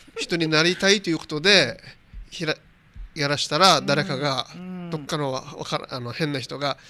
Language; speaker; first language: Japanese; native; Japanese